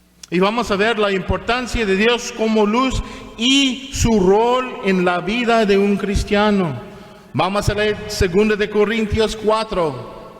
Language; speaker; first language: Spanish; non-native, fluent; English